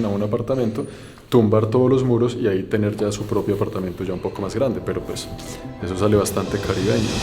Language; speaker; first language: Spanish; native; Spanish